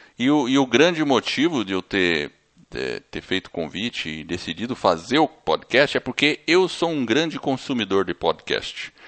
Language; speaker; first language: Portuguese; early bilingual, other home language; English